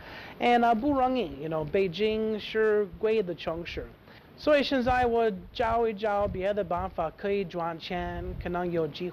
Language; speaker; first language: Chinese; non-native, learner; English